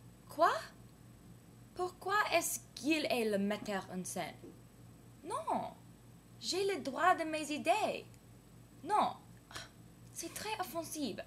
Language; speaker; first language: French; non-native, learner; English